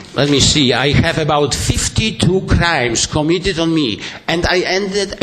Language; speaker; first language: English; non-native, fluent; Polish